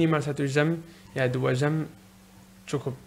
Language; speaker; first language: Indonesian; non-native, learner; Arabic